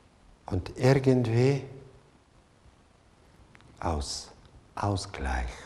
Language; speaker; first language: German; non-native, fluent; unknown